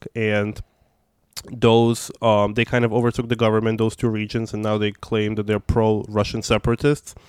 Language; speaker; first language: English; non-native, fluent; Russian